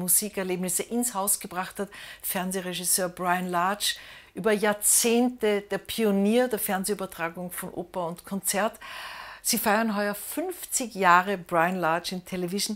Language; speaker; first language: German; native; German